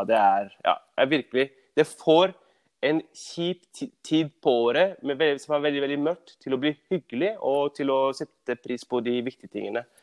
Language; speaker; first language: Norwegian; early bilingual, other home language; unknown